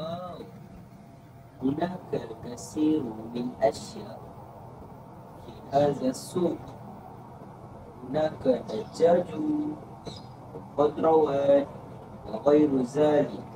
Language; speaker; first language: Arabic; non-native, learner; Malay